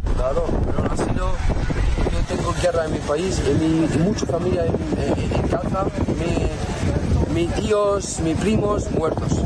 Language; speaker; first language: Spanish; non-native, learner; Arabic